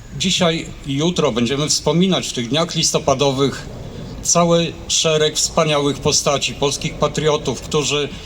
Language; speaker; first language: Polish; native; Polish